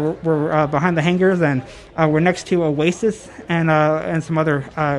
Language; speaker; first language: English; native; English